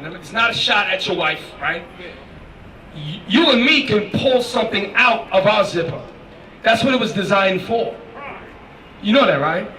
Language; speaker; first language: English; native; English